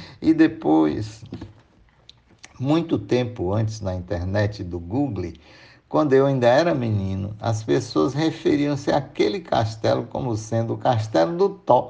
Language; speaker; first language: Portuguese; native; Portuguese